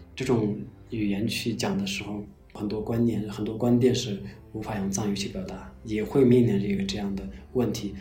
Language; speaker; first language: Chinese; non-native, local second language; Tibetan